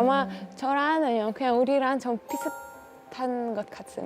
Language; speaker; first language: Korean; non-native, fluent; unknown